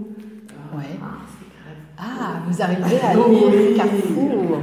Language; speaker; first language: French; native; French